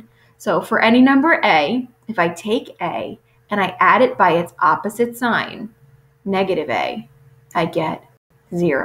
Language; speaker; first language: English; native; English